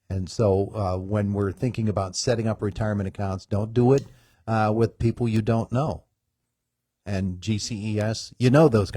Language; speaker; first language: English; native; English